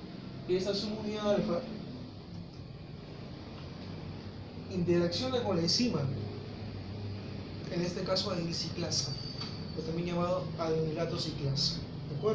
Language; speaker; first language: Spanish; native; Spanish